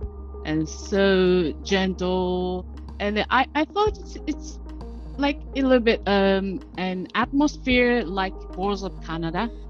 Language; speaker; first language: English; non-native, learner; Japanese